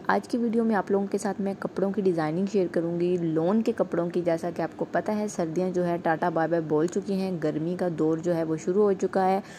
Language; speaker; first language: Urdu; native; Urdu